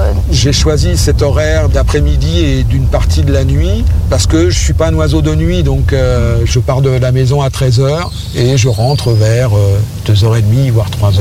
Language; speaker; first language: French; native; French